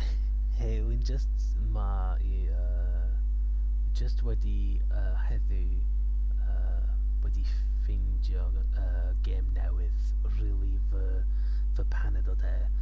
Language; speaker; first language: Welsh; non-native, learner; English